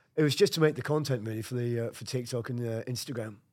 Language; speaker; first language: English; native; English